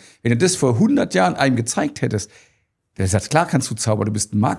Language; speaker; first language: German; native; German